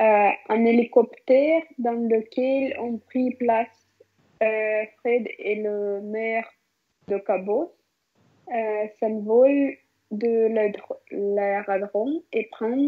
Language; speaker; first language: French; non-native, learner; Russian